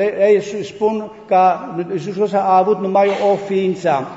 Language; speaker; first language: Romanian; non-native, learner; Greek